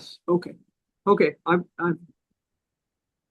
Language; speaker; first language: English; native; English